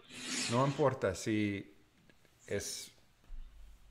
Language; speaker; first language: Spanish; non-native, learner; English